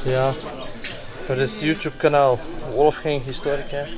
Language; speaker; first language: Dutch; native; Dutch